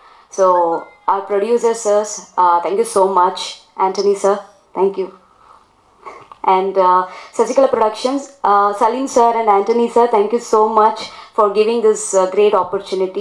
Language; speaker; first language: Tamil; non-native, learner; Kannada